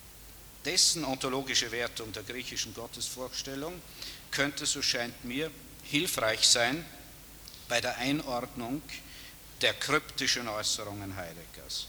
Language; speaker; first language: German; native; German